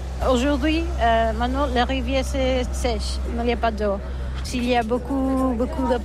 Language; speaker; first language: French; non-native, learner; Catalan